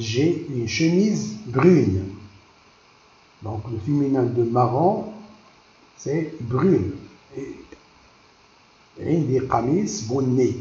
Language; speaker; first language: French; non-native, local second language; Arabic